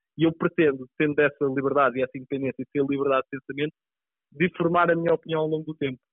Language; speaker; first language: Portuguese; native; Portuguese